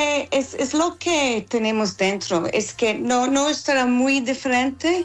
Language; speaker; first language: Spanish; non-native, fluent; English